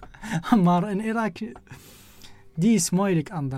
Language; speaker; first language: Dutch; non-native, learner; Arabic